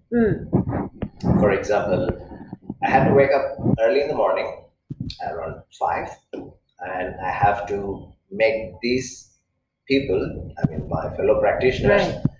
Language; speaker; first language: English; non-native, local second language; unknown